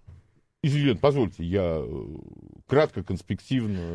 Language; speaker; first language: Russian; native; Russian